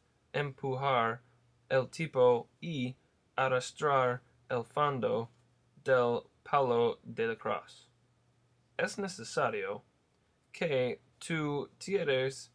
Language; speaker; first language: Spanish; non-native, learner; English